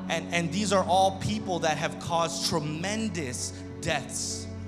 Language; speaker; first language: English; early bilingual, other home language; Spanish